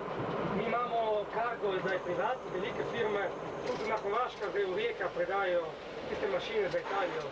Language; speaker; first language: Slovenian; non-native, learner; Italian